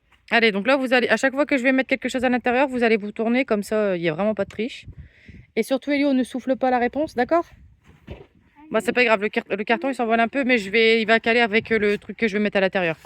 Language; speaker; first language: French; native; French